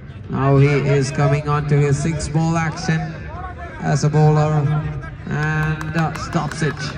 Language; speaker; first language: English; non-native, local second language; Malayalam